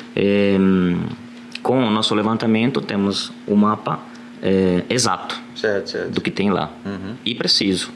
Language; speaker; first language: Portuguese; non-native, fluent; Italian